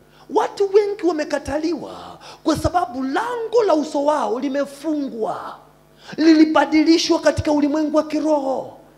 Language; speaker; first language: Swahili; non-native, fluent; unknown